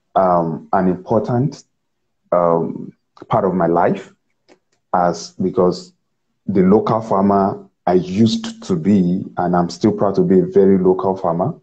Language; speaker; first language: English; non-native, local second language; Yoruba